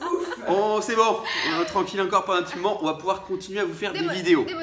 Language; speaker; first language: French; native; French